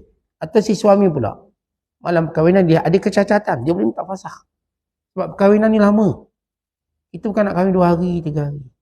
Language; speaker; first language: Malay; native; Malay